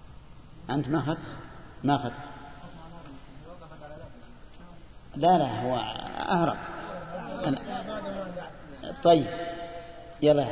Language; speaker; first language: Arabic; native; Arabic